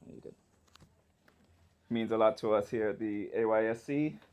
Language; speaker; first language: English; native; English